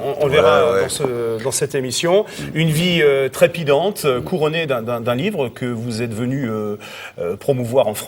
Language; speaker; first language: French; native; French